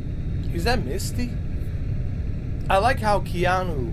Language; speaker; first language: English; native; English